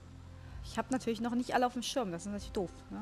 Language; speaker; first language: German; native; German